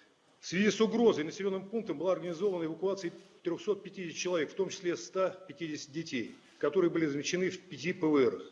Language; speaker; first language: Russian; native; Russian